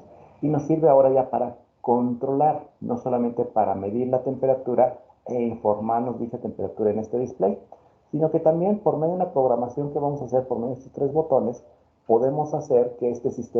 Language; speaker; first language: Spanish; native; Spanish